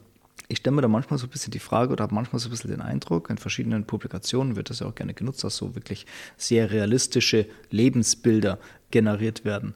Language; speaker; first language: German; native; German